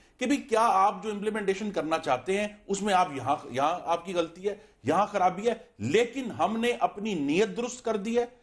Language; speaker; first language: Urdu; native; Urdu